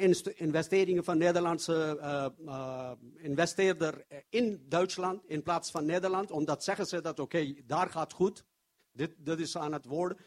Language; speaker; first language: Dutch; non-native, fluent; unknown